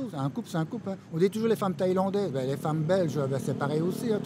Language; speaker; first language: French; native; French